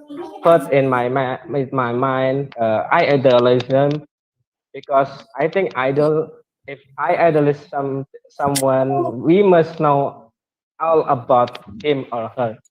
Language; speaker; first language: English; non-native, learner; Indonesian